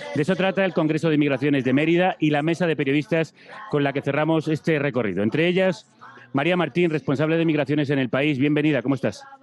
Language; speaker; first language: Spanish; native; Spanish